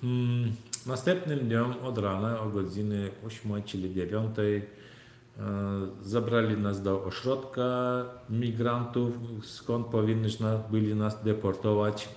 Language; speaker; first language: Polish; non-native, learner; Turkmen